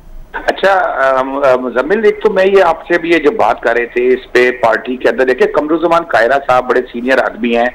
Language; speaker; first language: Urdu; non-native, local second language; Punjabi